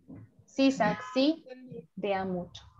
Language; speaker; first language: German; non-native, fluent; Spanish